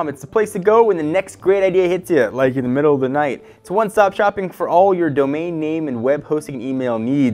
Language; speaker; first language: English; native; English